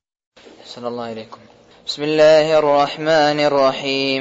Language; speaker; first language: Arabic; native; Arabic